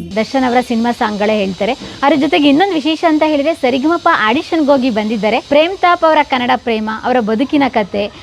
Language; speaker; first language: Kannada; native; Kannada